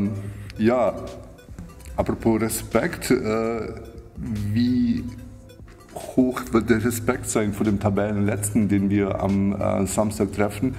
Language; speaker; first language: German; native; German